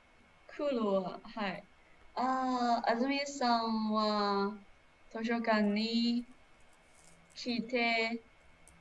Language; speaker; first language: Japanese; non-native, learner; English